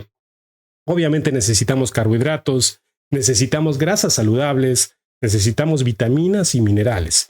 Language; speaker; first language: Spanish; native; Spanish